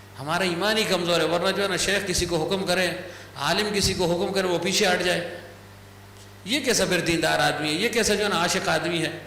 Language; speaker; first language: Urdu; non-native, local second language; Pashto